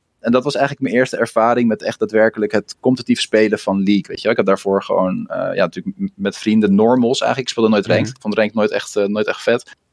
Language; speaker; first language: Dutch; early bilingual, other home language; Russian